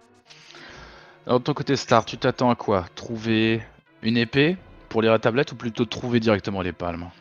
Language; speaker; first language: French; native; French